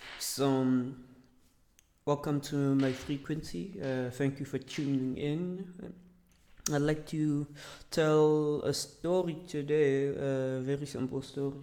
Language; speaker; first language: English; non-native, local second language; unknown